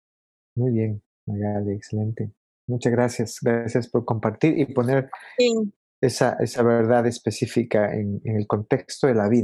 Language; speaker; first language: Spanish; native; Spanish